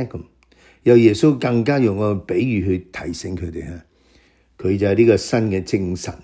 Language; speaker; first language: Chinese; non-native, local second language; Cantonese